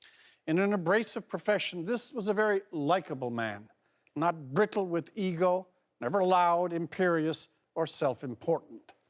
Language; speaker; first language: English; native; English